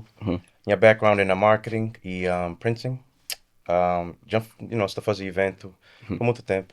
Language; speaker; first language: Portuguese; early bilingual, heritage; Kabuverdianu